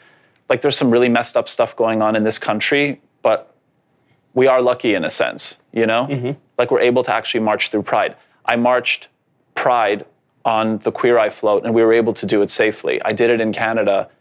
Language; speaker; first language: English; non-native, fluent; Polish